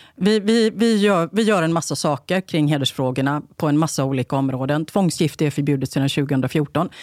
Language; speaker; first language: Swedish; native; Swedish